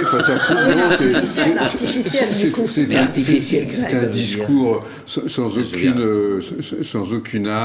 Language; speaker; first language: French; native; French